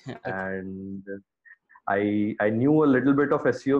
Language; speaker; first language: English; non-native, local second language; Hindi